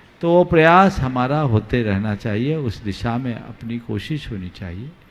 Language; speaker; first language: Hindi; native; Hindi